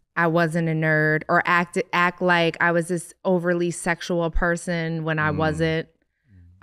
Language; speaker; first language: English; native; English